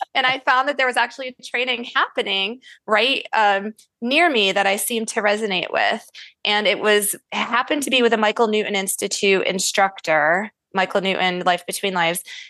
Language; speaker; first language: English; native; English